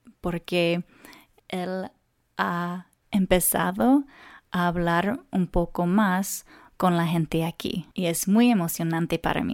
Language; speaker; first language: Spanish; non-native, learner; English